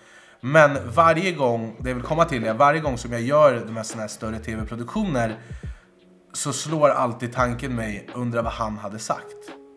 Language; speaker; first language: Swedish; native; Swedish